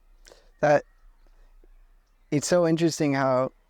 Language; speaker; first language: English; native; English